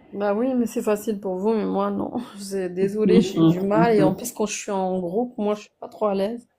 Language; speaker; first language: French; native; French